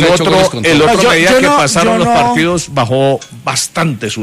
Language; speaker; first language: Spanish; native; Spanish